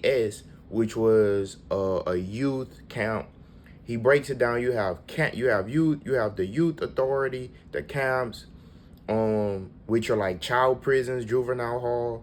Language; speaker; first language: English; native; English